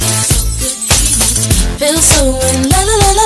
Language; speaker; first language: English; native; English